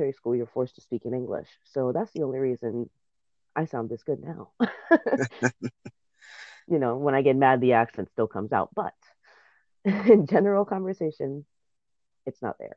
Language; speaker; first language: English; non-native, fluent; Spanish